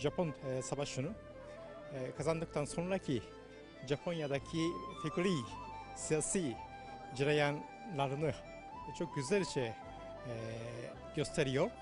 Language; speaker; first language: Turkish; non-native, fluent; Japanese